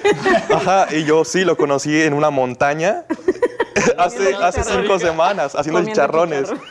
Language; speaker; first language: Spanish; native; Spanish